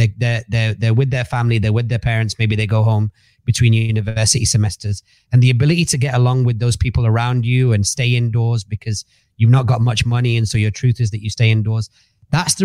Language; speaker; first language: English; native; English